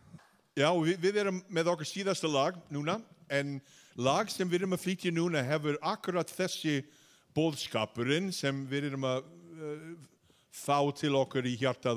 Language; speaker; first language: Icelandic; non-native, fluent; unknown